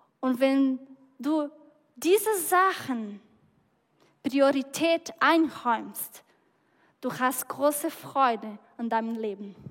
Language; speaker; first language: German; non-native, fluent; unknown